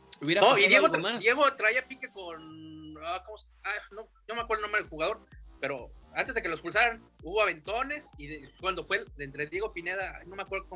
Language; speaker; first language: Spanish; native; Spanish